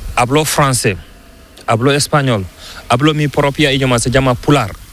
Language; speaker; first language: Spanish; non-native, learner; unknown